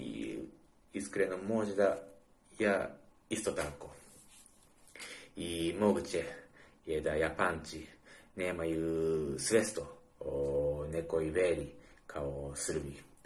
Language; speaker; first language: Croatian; non-native, learner; Japanese